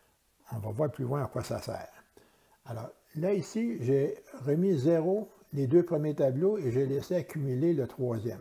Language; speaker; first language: French; native; French